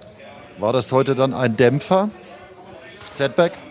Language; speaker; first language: German; native; German